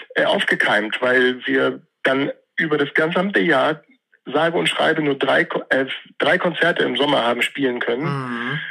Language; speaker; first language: German; native; German